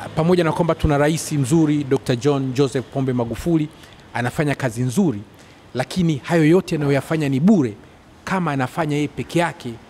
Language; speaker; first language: Swahili; native; Swahili